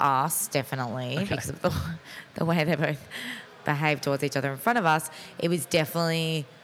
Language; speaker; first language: English; native; English